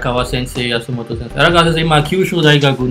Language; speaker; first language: Japanese; non-native, learner; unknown